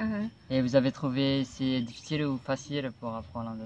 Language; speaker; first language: French; non-native, learner; Indonesian